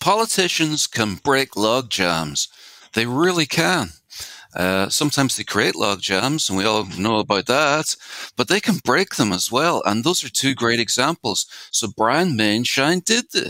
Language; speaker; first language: English; native; English